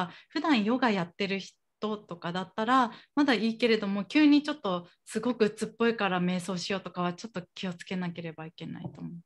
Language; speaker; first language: Japanese; native; Japanese